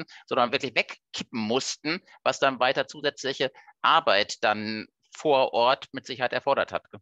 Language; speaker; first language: German; native; German